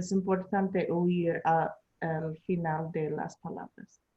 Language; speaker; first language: Spanish; non-native, learner; English